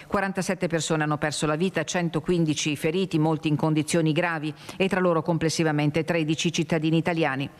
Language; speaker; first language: Italian; native; Italian